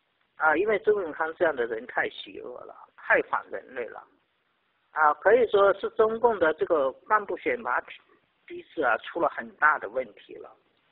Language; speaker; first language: Chinese; native; Chinese